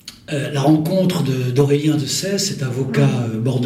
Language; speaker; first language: French; native; French